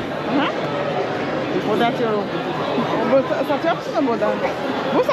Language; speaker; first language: Turkish; non-native, learner; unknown